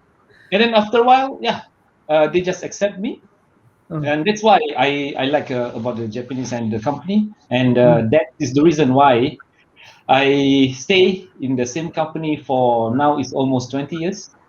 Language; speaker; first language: English; non-native, learner; Malay